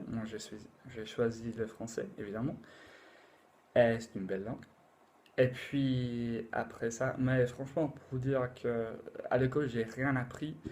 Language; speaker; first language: French; non-native, fluent; English